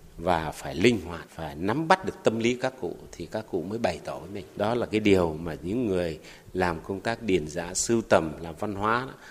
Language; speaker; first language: Vietnamese; non-native, local second language; Tày